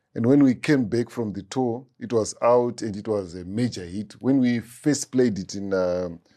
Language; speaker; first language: English; non-native, local second language; Shona